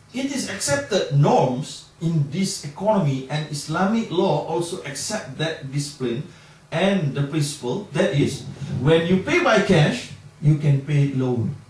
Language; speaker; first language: English; non-native, local second language; Malay